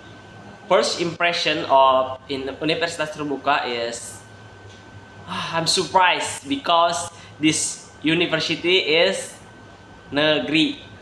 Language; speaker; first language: English; non-native, learner; Indonesian